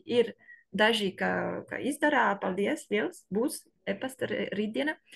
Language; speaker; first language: Latvian; non-native, learner; French